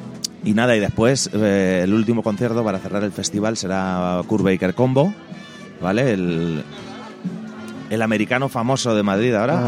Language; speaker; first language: Spanish; native; Spanish